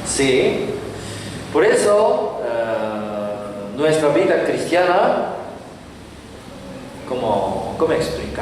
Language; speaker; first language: Spanish; non-native, learner; Korean